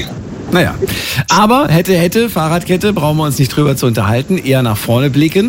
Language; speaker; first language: German; native; German